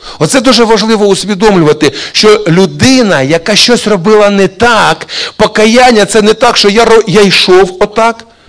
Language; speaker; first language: Ukrainian; non-native, local second language; Russian